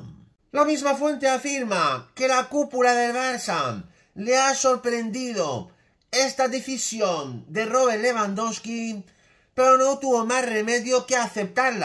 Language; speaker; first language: Spanish; native; Spanish